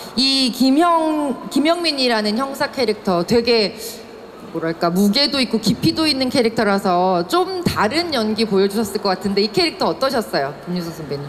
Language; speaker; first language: Korean; native; Korean